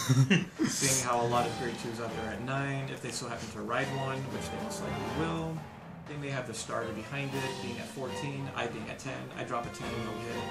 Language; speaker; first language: English; native; English